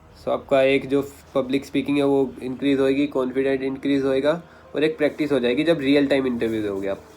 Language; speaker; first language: Hindi; native; Hindi